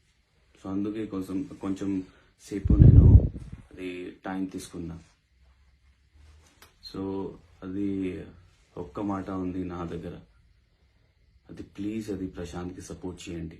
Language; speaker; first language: Telugu; non-native, local second language; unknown